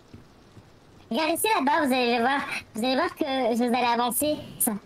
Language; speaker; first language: French; native; French